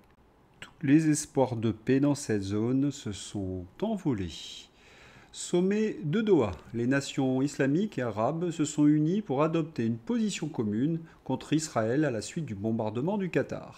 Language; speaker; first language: French; native; French